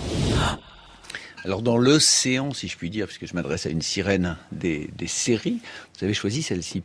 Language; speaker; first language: French; native; French